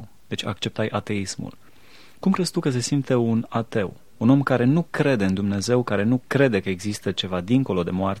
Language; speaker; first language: Romanian; native; Romanian